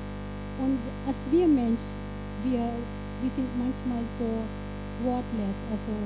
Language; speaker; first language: German; non-native, fluent; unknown